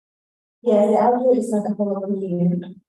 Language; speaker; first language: English; non-native, fluent; Indonesian